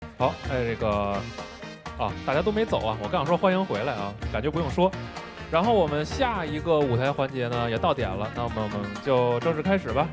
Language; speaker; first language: Chinese; native; Chinese